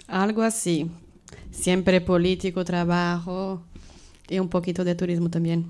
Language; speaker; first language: Spanish; non-native, fluent; Portuguese